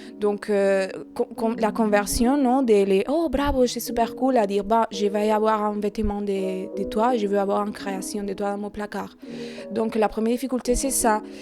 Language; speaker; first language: French; non-native, fluent; Spanish